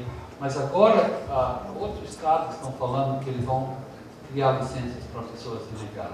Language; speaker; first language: Portuguese; early bilingual, heritage; Portuguese